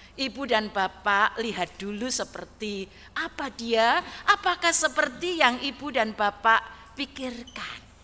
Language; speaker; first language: Indonesian; non-native, local second language; Javanese